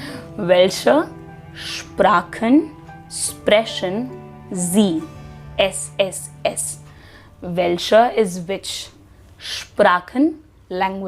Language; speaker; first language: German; non-native, fluent; Hindi